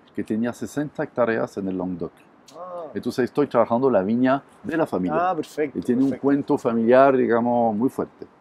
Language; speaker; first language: Spanish; non-native, fluent; French